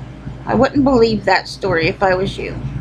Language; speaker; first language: English; native; English